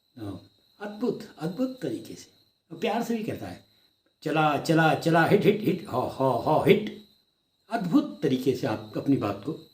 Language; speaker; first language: Hindi; non-native, local second language; Garhwali